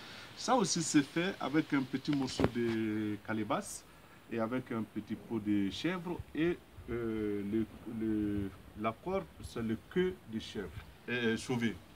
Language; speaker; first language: French; non-native, local second language; Bambara